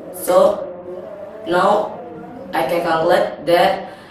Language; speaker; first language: English; non-native, learner; Indonesian